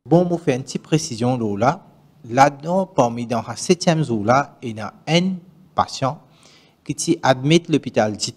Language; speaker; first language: French; non-native, learner; Morisyen